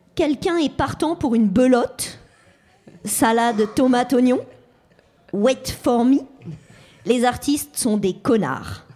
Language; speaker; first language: French; native; French